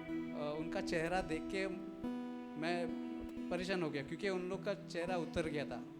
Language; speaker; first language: Hindi; non-native, local second language; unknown